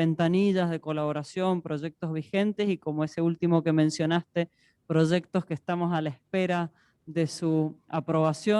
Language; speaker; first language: Spanish; native; Spanish